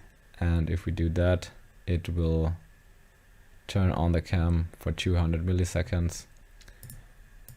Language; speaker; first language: English; non-native, fluent; German